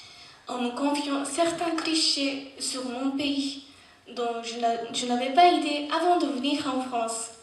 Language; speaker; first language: French; non-native, fluent; Japanese